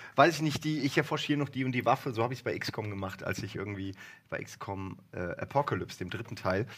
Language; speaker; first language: German; native; German